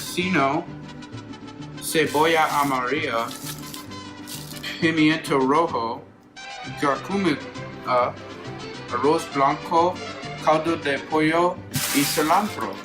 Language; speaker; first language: Spanish; non-native, learner; English